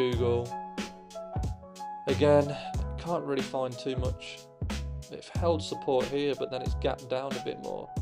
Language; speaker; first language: English; native; English